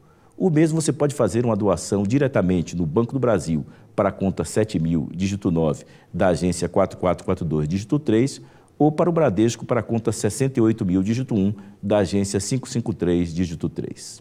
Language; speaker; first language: Portuguese; native; Portuguese